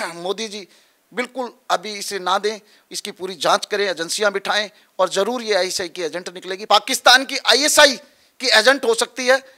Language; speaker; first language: Hindi; native; Hindi